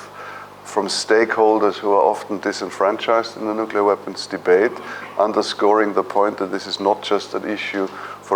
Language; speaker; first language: English; non-native, fluent; German